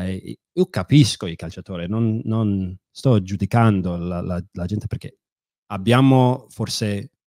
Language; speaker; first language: Italian; non-native, fluent; English